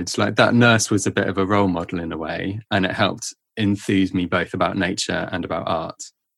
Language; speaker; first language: English; native; English